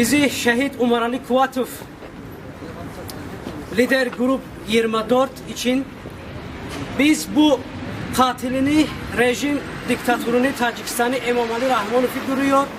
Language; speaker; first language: Turkish; non-native, learner; Tajik